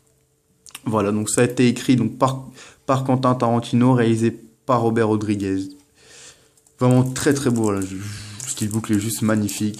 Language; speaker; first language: French; native; French